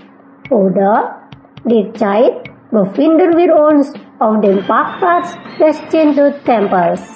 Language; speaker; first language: German; non-native, fluent; Indonesian